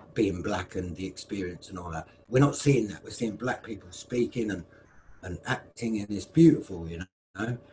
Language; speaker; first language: English; native; English